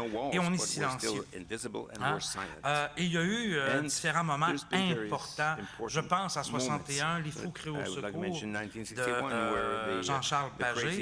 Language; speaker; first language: French; native; French